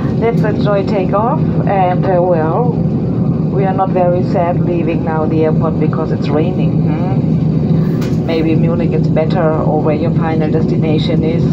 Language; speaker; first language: English; non-native, fluent; German